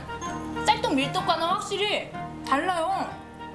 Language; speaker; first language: Korean; native; Korean